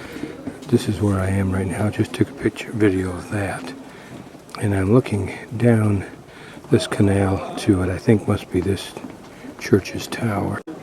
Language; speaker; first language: English; native; English